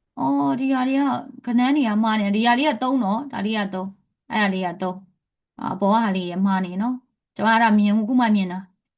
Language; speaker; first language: Burmese; native; Burmese